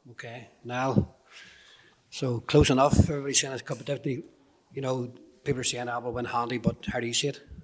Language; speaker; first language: English; native; English